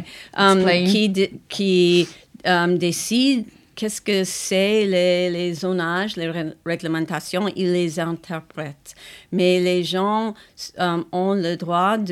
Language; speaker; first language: French; non-native, fluent; English